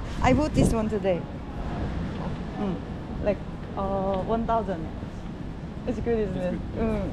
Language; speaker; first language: English; non-native, learner; Korean